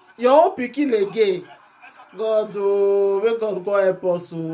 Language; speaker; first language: Nigerian Pidgin; native; Nigerian Pidgin